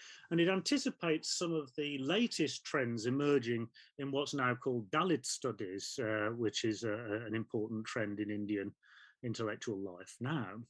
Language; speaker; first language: English; native; English